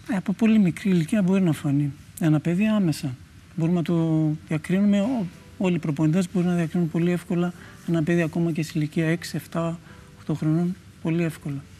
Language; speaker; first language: Greek; early bilingual, other home language; Russian